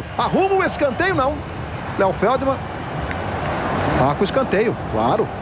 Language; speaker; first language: Portuguese; native; Portuguese